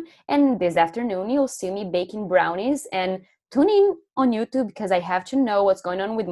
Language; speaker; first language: English; non-native, fluent; Portuguese